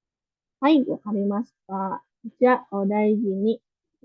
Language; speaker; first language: Japanese; non-native, fluent; Indonesian